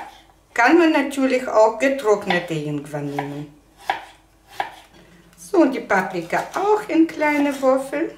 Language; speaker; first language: German; non-native, fluent; Russian